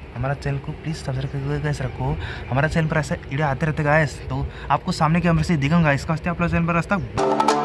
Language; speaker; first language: Hindi; non-native, local second language; Kannada